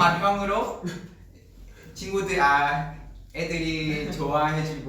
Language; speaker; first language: Korean; non-native, learner; Vietnamese